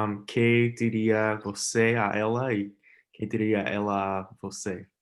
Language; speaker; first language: Portuguese; non-native, learner; English